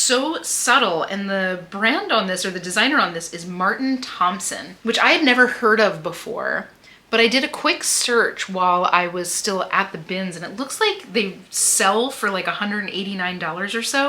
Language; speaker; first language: English; native; English